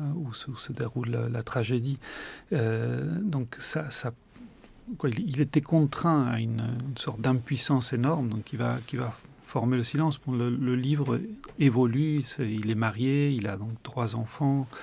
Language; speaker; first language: French; early bilingual, other home language; Spanish